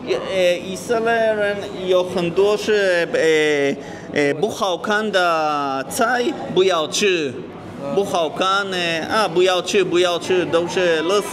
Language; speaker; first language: Chinese; non-native, learner; Hebrew